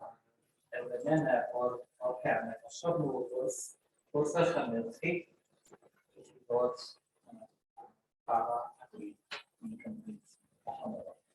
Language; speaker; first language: Welsh; native; Welsh